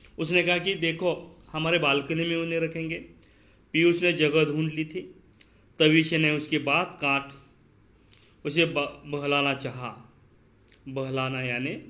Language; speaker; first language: Hindi; non-native, local second language; Marathi